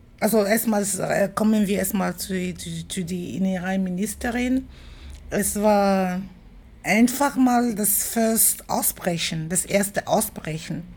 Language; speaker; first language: German; non-native, fluent; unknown